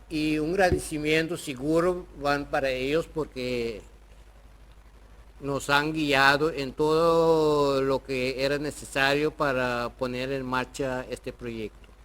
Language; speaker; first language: Spanish; non-native, fluent; Papiamento